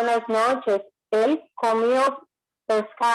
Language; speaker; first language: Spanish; non-native, learner; Portuguese